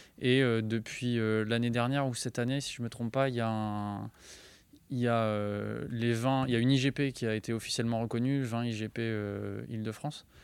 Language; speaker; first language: French; native; French